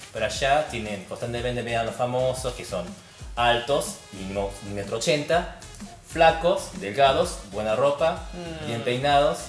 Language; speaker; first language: Spanish; early bilingual, other home language; Korean